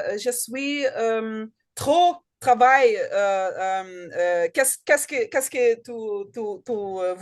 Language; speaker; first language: French; non-native, learner; Portuguese